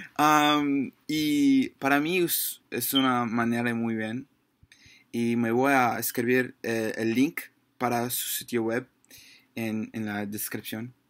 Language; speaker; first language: Spanish; non-native, learner; English